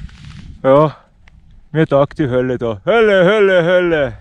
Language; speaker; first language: German; native; German